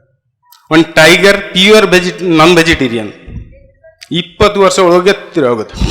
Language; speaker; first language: Kannada; non-native, local second language; Odia